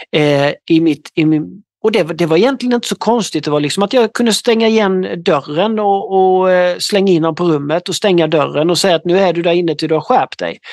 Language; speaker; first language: Swedish; native; Swedish